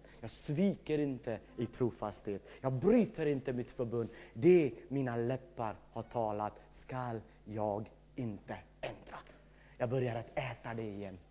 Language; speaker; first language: Swedish; non-native, fluent; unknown